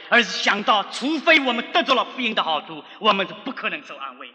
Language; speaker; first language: Chinese; native; Chinese